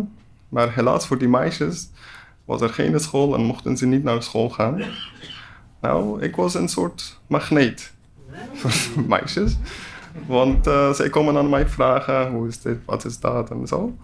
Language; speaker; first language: Dutch; non-native, learner; Persian